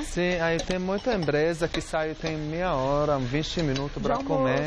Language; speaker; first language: Portuguese; non-native, learner; Arabic